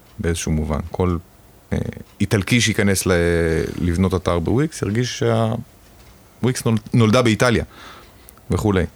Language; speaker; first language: Hebrew; native; Hebrew